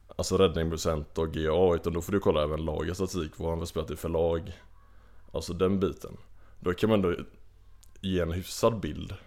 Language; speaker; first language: Swedish; native; Swedish